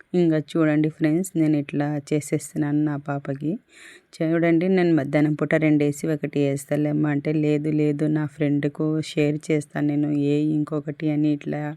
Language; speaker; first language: Telugu; non-native, local second language; Urdu